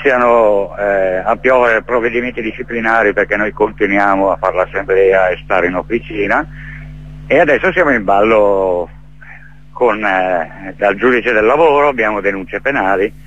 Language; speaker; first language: Italian; native; Italian